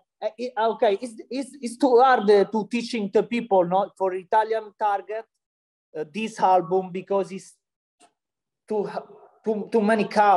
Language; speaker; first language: English; non-native, learner; Italian